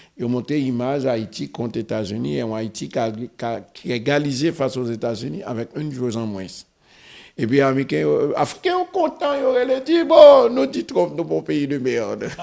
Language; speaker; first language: French; non-native, local second language; Haitian Creole